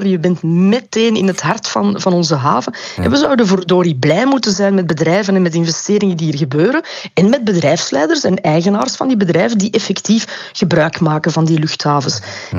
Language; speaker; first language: Dutch; native; Dutch